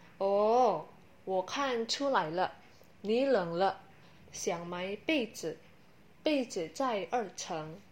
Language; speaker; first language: Chinese; non-native, learner; Indonesian